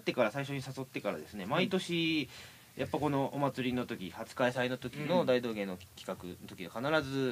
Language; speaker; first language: Japanese; native; Japanese